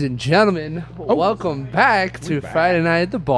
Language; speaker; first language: English; native; English